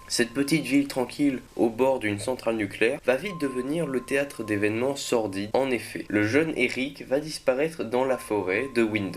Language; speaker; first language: French; native; French